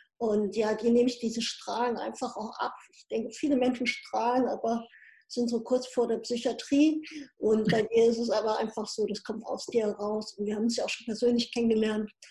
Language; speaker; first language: German; native; German